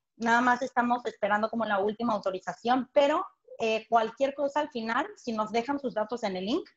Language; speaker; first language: Spanish; native; Spanish